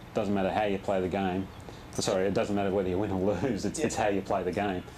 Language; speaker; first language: English; native; English